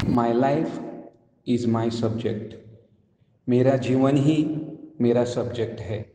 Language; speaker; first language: Hindi; non-native, local second language; Konkani